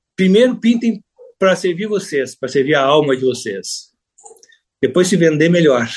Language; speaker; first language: Portuguese; native; Portuguese